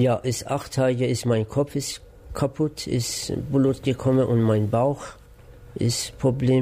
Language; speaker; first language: German; non-native, learner; Persian